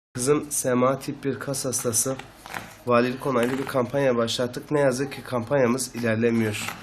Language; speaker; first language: Turkish; native; Turkish